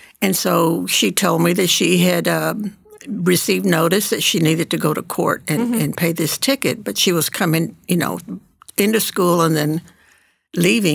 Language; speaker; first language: English; early bilingual, other home language; Spanish